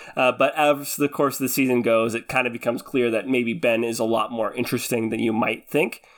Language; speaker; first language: English; early bilingual, other home language; Filipino